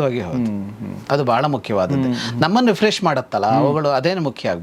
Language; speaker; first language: Kannada; native; Kannada